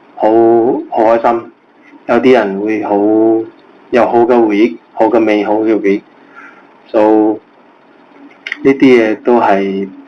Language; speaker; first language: Cantonese; native; Cantonese